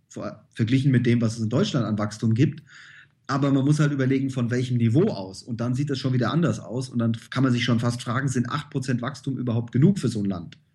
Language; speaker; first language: German; native; German